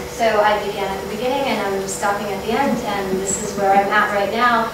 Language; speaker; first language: English; native; English